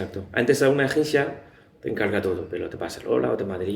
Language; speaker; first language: Spanish; non-native, learner; Chinese